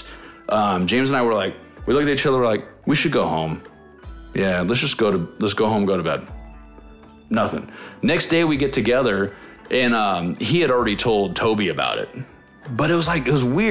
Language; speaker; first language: English; native; English